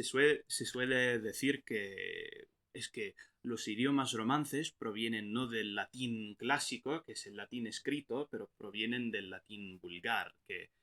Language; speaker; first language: Spanish; non-native, fluent; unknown